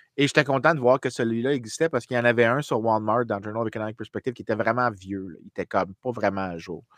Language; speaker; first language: French; native; French